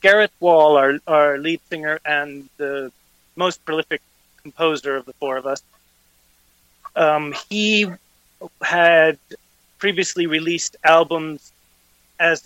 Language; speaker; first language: English; native; English